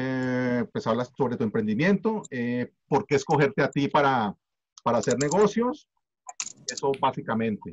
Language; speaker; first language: Spanish; native; Spanish